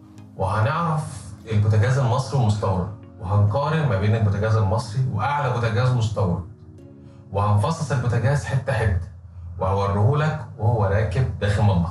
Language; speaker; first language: Arabic; native; Arabic